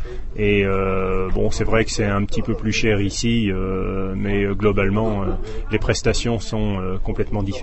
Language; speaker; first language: French; native; French